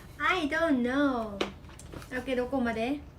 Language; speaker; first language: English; non-native, learner; Vietnamese